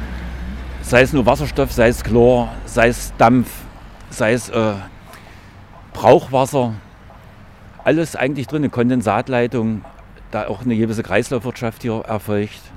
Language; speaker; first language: German; native; German